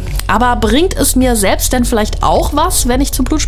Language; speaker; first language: German; native; German